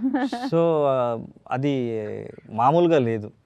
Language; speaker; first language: Telugu; non-native, learner; Kannada